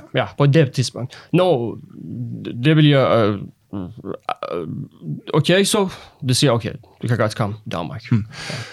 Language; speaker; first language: Danish; non-native, fluent; Persian